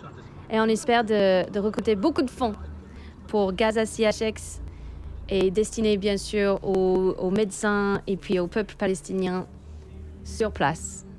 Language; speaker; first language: French; native; French